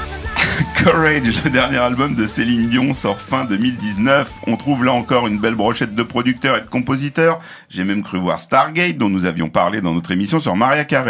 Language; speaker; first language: French; native; French